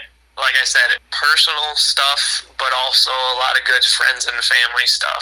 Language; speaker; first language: English; native; English